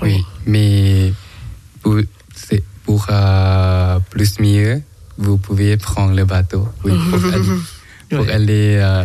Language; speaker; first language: French; non-native, learner; Thai